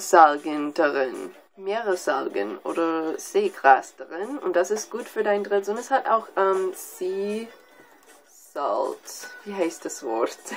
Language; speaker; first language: German; non-native, learner; English